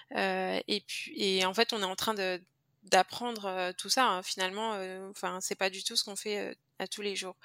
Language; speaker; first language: French; native; French